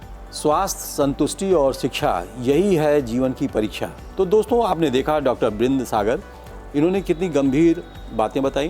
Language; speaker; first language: Hindi; native; Hindi